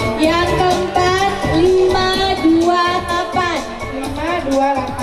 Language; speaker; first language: Malay; native; Malay